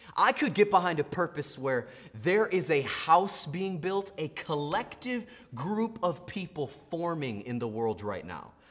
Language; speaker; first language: English; native; English